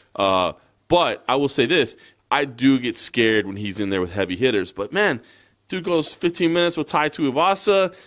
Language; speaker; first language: English; native; English